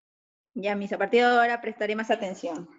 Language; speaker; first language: Spanish; native; Spanish